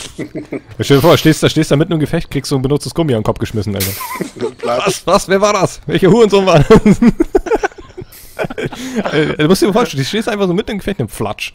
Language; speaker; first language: German; native; German